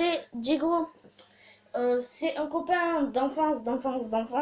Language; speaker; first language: French; native; French